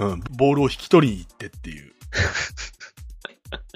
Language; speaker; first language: Japanese; native; Japanese